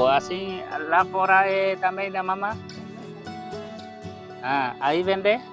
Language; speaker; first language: Portuguese; non-native, learner; Vietnamese